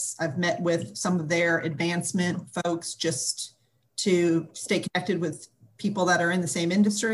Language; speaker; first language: English; native; English